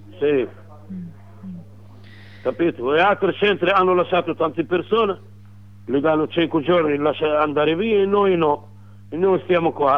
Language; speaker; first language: Italian; non-native, learner; Arabic